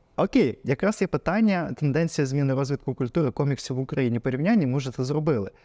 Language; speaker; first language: Ukrainian; non-native, local second language; Russian